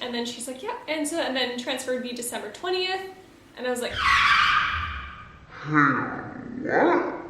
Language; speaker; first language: English; native; English